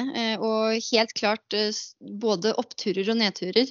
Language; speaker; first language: Norwegian; native; Norwegian